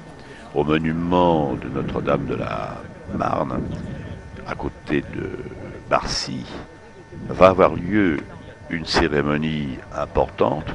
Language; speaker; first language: French; native; French